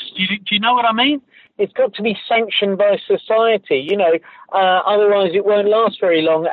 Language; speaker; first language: English; native; English